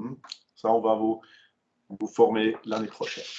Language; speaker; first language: French; non-native, local second language; German